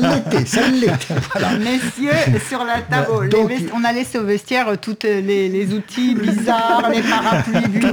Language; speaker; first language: French; native; French